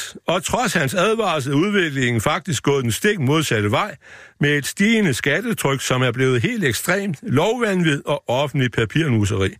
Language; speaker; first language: Danish; native; Danish